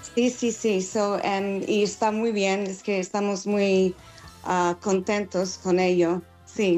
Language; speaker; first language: Spanish; non-native, fluent; English